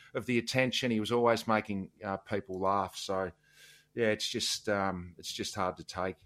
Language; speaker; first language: English; native; English